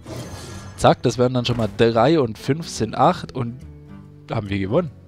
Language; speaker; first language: German; native; German